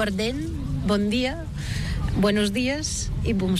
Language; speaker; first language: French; non-native, learner; Bulgarian